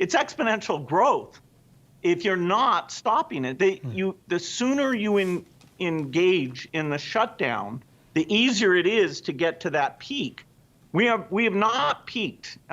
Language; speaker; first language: English; native; English